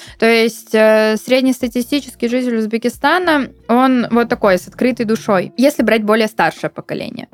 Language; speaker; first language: Russian; native; Russian